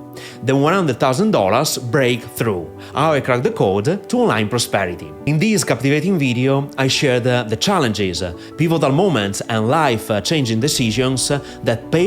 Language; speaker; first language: English; non-native, fluent; Italian